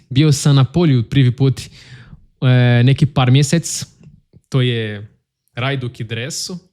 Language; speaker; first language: Bosnian; non-native, learner; Portuguese